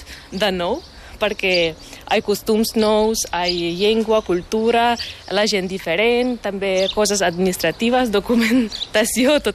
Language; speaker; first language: Catalan; non-native, fluent; Ukrainian